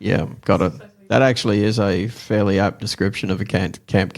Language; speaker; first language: English; native; English